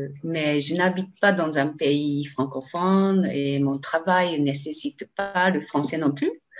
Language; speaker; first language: French; non-native, learner; Japanese